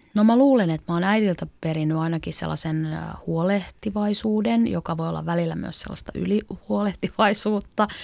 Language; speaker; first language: Finnish; native; Finnish